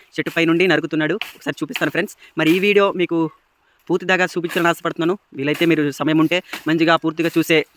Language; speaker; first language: Telugu; non-native, local second language; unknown